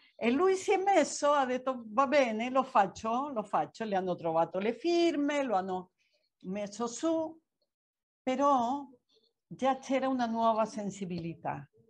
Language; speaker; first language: Italian; non-native, fluent; Spanish